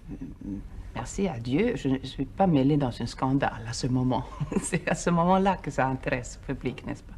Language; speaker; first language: French; non-native, fluent; Swedish